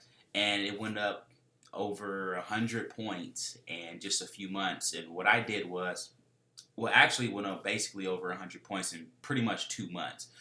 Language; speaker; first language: English; native; English